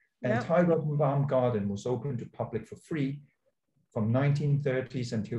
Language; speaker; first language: English; non-native, local second language; Cantonese